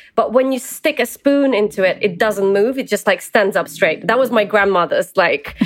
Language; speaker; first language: English; early bilingual, other home language; Ukrainian